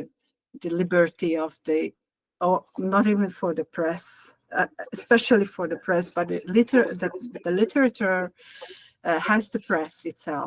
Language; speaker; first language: English; non-native, learner; Hungarian